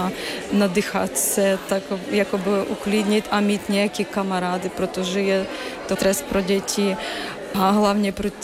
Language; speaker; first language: Czech; non-native, fluent; Ukrainian